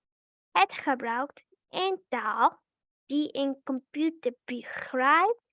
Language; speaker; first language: Dutch; early bilingual, other home language; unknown